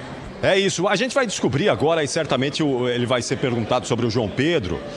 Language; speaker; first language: Portuguese; native; Portuguese